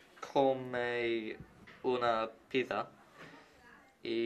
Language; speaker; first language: Spanish; non-native, learner; English